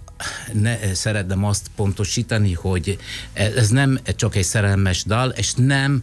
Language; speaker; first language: Hungarian; non-native, fluent; Italian